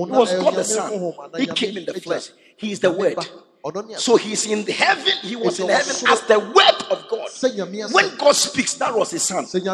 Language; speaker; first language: English; non-native, local second language; Ga